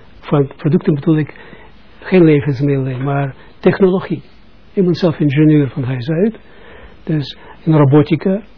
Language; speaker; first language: Dutch; non-native, fluent; Russian